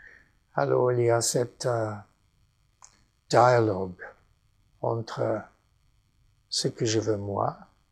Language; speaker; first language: French; non-native, fluent; English